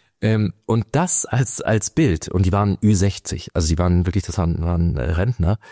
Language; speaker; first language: German; native; German